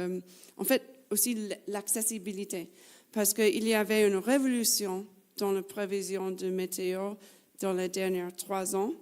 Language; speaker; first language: French; non-native, fluent; English